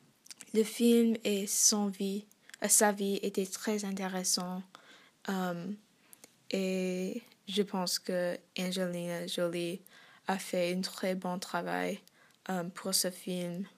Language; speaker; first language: French; non-native, learner; English